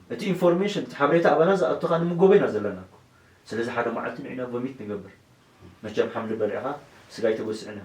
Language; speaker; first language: Tigrinya; non-native, local second language; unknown